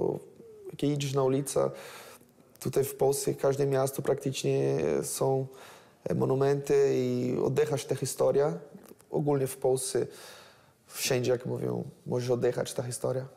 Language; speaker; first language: Polish; non-native, learner; Portuguese